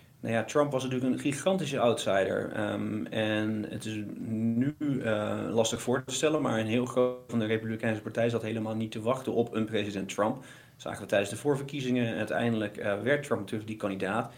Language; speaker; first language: Dutch; native; Dutch